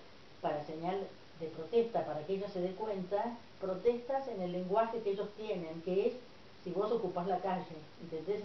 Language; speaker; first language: Spanish; native; Spanish